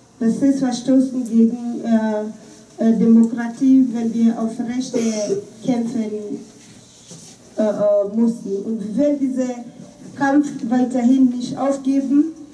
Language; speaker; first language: German; non-native, fluent; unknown